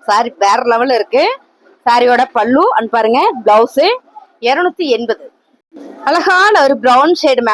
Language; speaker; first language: Tamil; native; Tamil